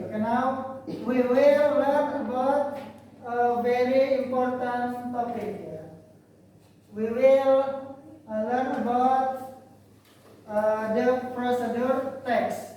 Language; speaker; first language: English; non-native, fluent; Indonesian